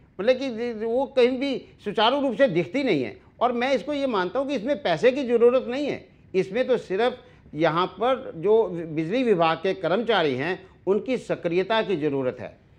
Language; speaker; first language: Hindi; native; Hindi